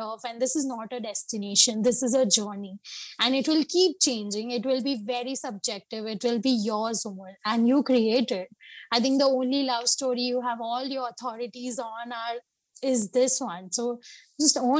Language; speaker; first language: English; non-native, local second language; Hindi